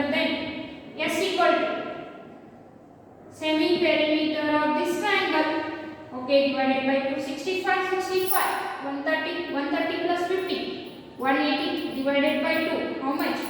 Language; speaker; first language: English; non-native, local second language; Kannada